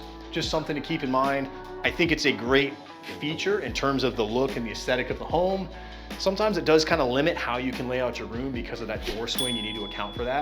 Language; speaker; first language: English; native; English